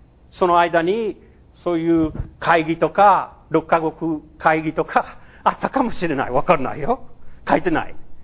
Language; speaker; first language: Japanese; non-native, fluent; English